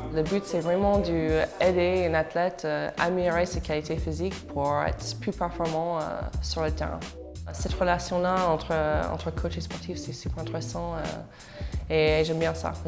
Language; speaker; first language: French; non-native, fluent; English